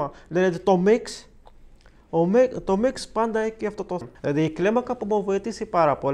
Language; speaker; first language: Greek; non-native, learner; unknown